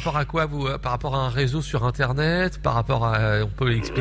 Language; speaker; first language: French; native; French